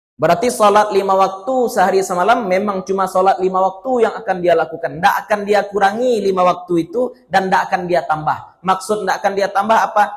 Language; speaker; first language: Malay; native; Malay